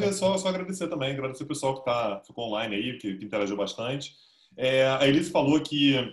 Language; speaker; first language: Portuguese; native; Portuguese